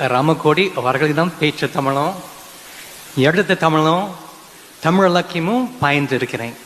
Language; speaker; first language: Tamil; non-native, fluent; English